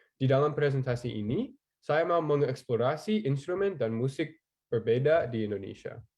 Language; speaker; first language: Indonesian; non-native, fluent; English